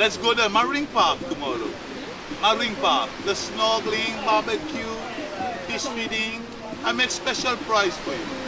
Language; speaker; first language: English; non-native, local second language; Seselwa Creole French